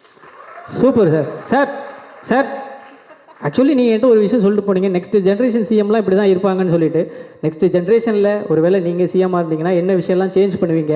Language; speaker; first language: Tamil; native; Tamil